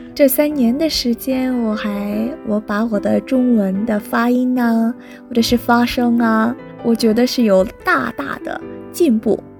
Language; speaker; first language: Chinese; non-native, fluent; Korean